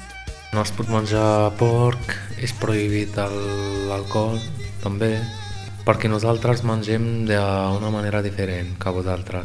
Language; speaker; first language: Catalan; non-native, learner; Arabic